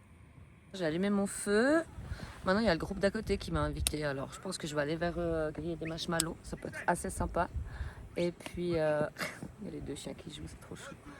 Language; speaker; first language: French; native; French